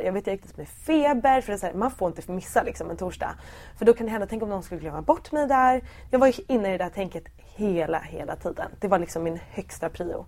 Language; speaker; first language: Swedish; native; Swedish